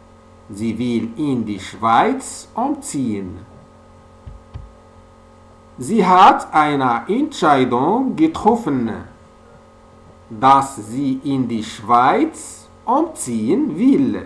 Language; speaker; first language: German; non-native, fluent; French